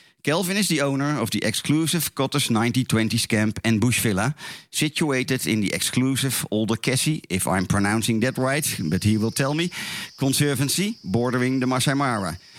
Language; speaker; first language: English; non-native, fluent; Dutch